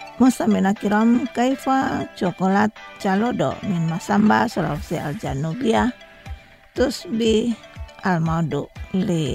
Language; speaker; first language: Arabic; non-native, fluent; Indonesian